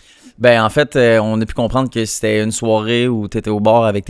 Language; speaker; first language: French; native; French